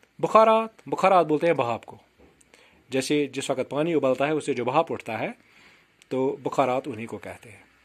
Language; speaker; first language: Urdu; non-native, local second language; Kashmiri